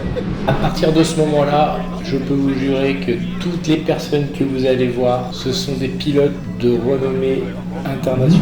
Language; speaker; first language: French; native; French